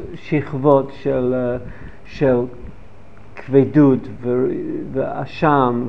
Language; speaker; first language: Hebrew; non-native, fluent; English